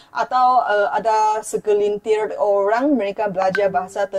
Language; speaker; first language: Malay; non-native, fluent; Chinese